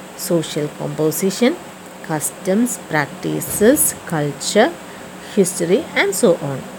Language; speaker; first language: English; non-native, local second language; Malayalam